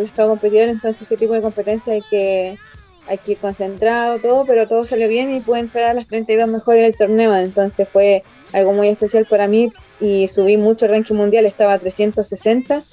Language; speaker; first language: Spanish; native; Spanish